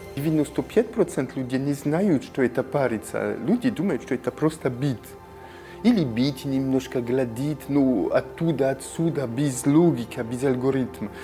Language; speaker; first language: Russian; non-native, learner; French